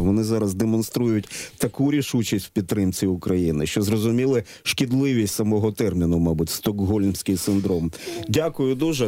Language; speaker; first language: Ukrainian; native; Ukrainian